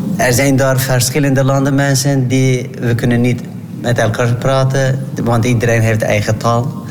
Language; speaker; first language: Dutch; non-native, learner; Turkish